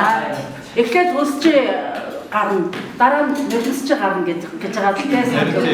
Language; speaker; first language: Mongolian; native; Mongolian